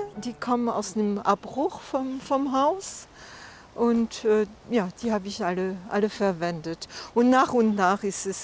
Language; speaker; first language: German; non-native, fluent; French